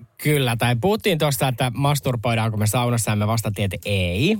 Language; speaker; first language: Finnish; native; Finnish